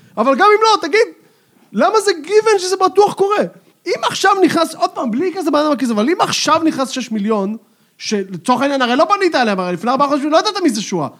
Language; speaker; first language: Hebrew; native; Hebrew